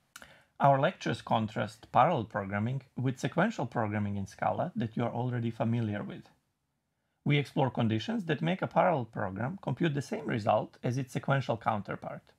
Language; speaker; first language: English; non-native, fluent; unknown